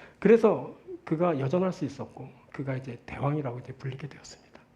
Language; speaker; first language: Korean; native; Korean